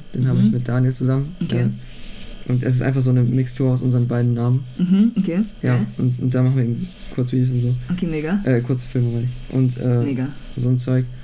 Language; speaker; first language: German; native; German